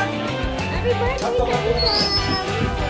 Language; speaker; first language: English; non-native, local second language; Filipino